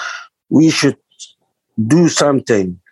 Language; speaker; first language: English; non-native, learner; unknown